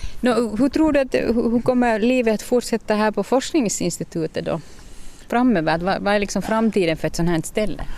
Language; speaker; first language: Swedish; native; Swedish